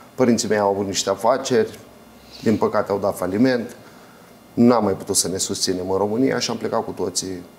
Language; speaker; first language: Romanian; native; Romanian